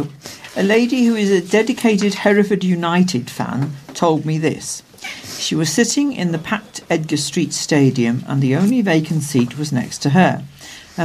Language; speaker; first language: English; native; English